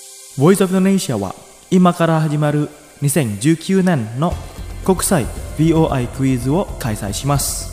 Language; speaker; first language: Japanese; non-native, fluent; Indonesian